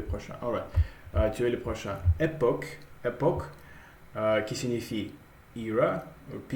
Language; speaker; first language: French; non-native, learner; Russian